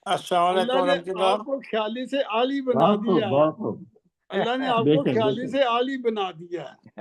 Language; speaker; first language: Hindi; non-native, local second language; Punjabi